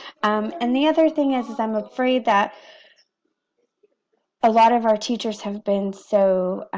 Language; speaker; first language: English; native; English